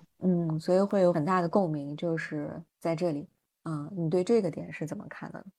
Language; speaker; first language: Chinese; non-native, local second language; Uyghur